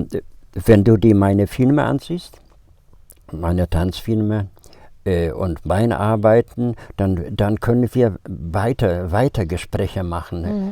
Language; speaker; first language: German; non-native, fluent; Polish